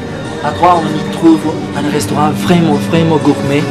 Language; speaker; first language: French; non-native, fluent; Spanish